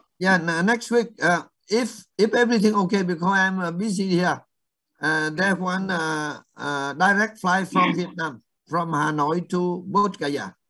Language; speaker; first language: English; non-native, fluent; Vietnamese